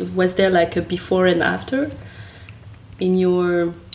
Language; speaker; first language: English; non-native, fluent; French